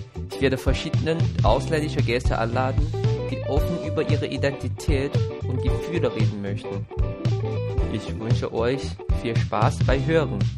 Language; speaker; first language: German; non-native, fluent; Chinese